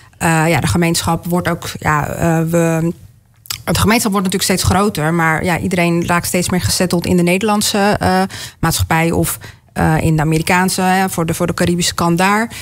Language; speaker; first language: Dutch; early bilingual, other home language; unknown